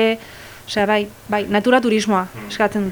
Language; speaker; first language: Basque; non-native, local second language; Spanish